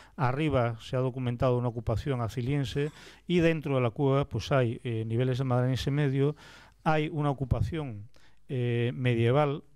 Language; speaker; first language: Spanish; native; Spanish